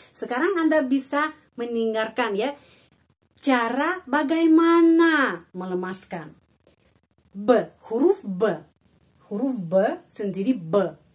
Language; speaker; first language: Indonesian; non-native, fluent; Russian